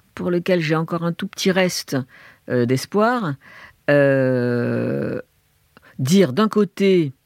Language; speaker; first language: French; native; French